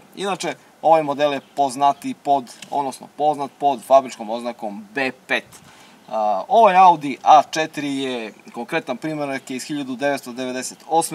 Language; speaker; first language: Serbian; native; Serbian